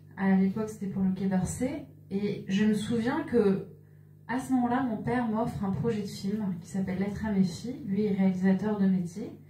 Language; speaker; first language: French; native; French